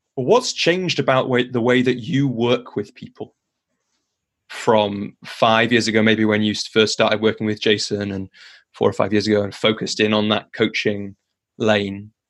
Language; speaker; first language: English; native; English